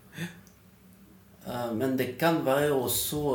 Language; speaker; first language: Norwegian; non-native, fluent; French